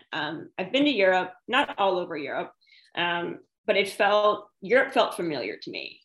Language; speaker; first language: English; native; English